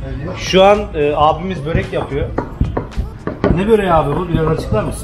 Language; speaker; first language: Turkish; native; Turkish